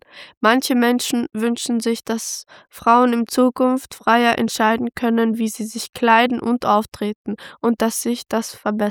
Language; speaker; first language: German; early bilingual, other home language; Pashto